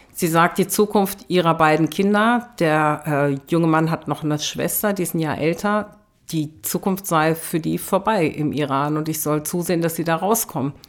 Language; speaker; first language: German; early bilingual, other home language; Turkish